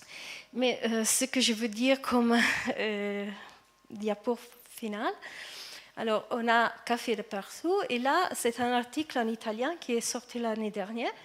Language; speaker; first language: French; non-native, fluent; Italian